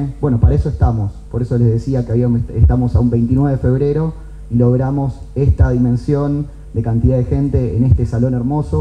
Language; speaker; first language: Spanish; native; Spanish